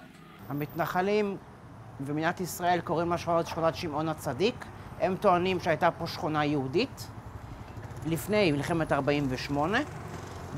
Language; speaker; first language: Hebrew; native; Hebrew